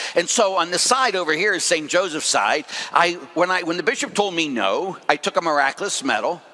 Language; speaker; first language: English; native; English